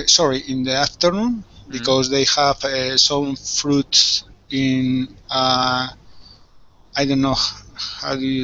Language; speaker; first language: English; non-native, learner; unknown